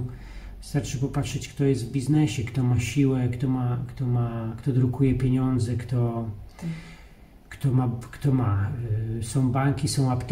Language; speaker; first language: Polish; native; Polish